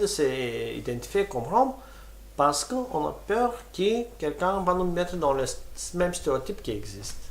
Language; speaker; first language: French; non-native, fluent; Romany